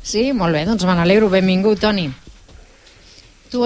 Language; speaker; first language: Catalan; native; Catalan